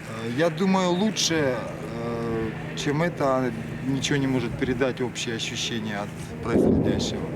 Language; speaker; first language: Russian; native; Russian